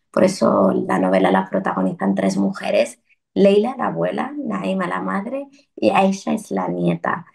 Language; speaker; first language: Spanish; early bilingual, other home language; Arabic